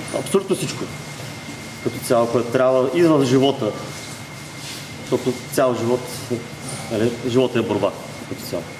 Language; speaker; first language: Bulgarian; native; Bulgarian